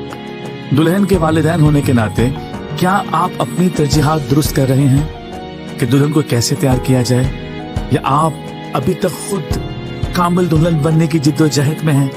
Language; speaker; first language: Urdu; native; Urdu